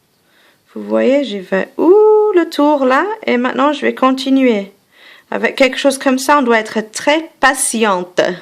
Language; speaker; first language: French; non-native, fluent; English